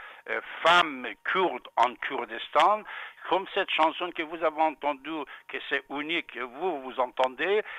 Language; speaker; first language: French; non-native, fluent; Persian